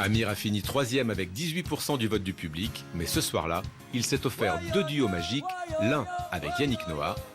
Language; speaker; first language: French; native; French